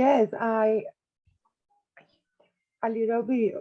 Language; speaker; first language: English; non-native, learner; Spanish